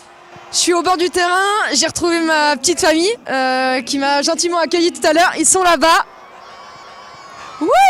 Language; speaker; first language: French; native; French